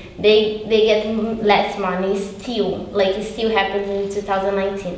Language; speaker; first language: English; non-native, fluent; Italian